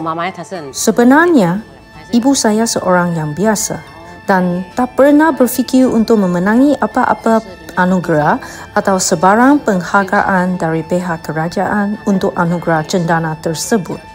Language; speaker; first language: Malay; non-native, local second language; Chinese